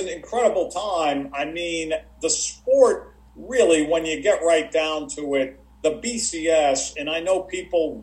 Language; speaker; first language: English; native; English